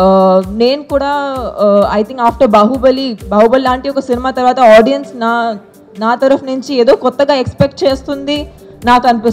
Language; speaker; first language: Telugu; non-native, fluent; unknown